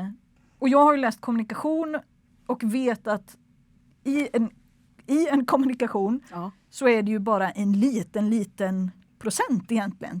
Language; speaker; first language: Swedish; native; Swedish